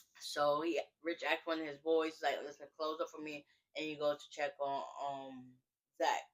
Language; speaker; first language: English; native; English